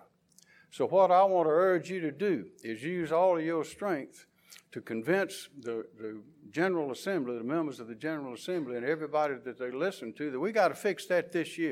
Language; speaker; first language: English; native; English